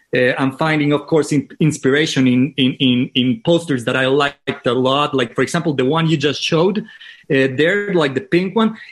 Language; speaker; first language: English; non-native, fluent; Spanish